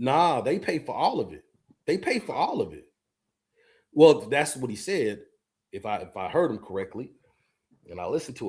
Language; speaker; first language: English; native; English